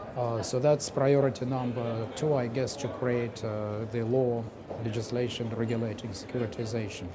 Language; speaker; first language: English; non-native, fluent; Russian